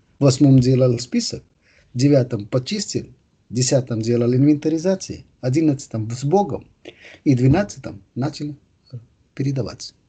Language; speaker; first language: Russian; non-native, fluent; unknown